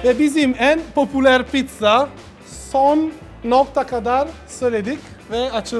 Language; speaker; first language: Turkish; non-native, learner; Italian